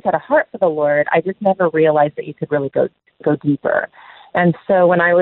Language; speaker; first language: English; native; English